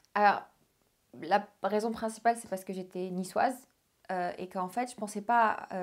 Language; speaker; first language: French; early bilingual, other home language; Arabic